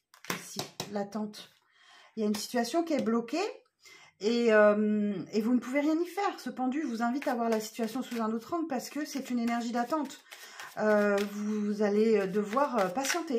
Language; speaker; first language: French; native; French